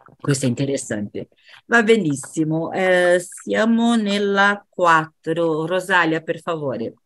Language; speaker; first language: Italian; non-native, fluent; Portuguese